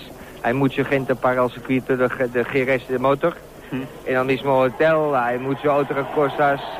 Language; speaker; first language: Spanish; non-native, learner; Dutch